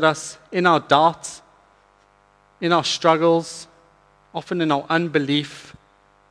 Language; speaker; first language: English; native; English